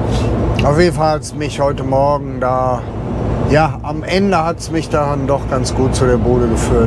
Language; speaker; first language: German; native; German